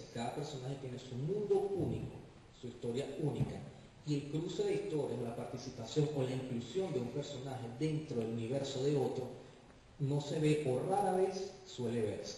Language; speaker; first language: Spanish; native; Spanish